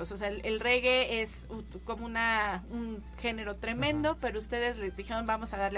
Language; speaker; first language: Spanish; native; Spanish